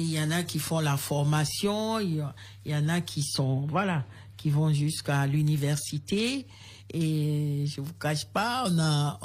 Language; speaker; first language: French; non-native, local second language; Ewe